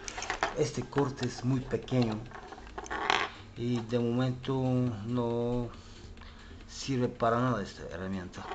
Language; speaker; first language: Spanish; non-native, fluent; Bulgarian